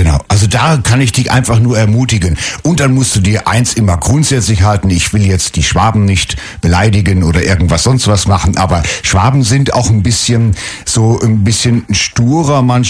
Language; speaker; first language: German; native; German